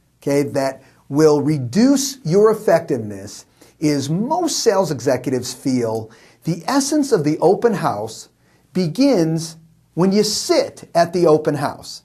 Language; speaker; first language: English; native; English